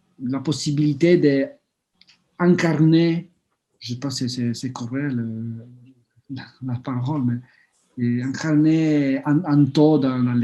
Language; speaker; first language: French; non-native, fluent; Italian